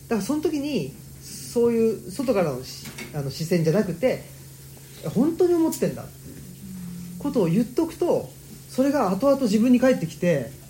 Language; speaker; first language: Japanese; native; Japanese